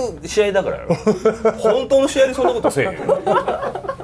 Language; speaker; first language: Japanese; native; Japanese